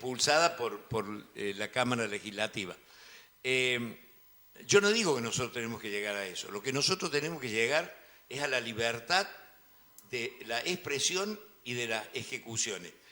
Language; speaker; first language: Spanish; native; Spanish